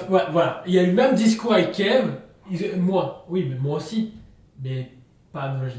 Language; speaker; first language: French; native; French